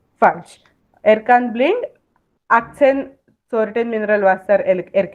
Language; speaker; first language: German; non-native, fluent; Hindi